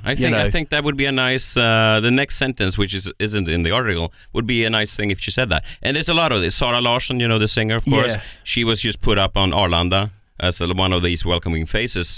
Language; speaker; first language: English; non-native, fluent; Swedish